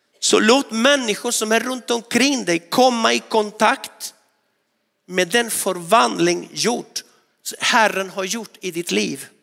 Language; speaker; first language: Swedish; non-native, fluent; Spanish